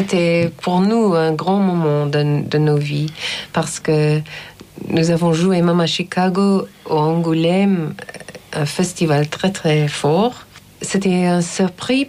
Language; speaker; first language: French; non-native, learner; English